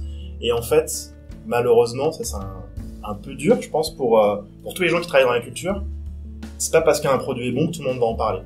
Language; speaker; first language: French; native; French